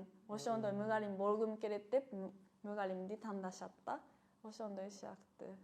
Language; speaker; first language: Kyrgyz; non-native, fluent; Japanese